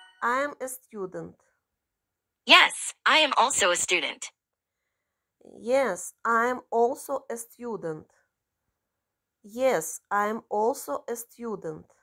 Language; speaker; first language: English; non-native, fluent; Russian